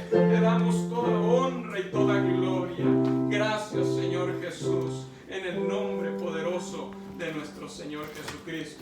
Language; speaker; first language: Spanish; native; Spanish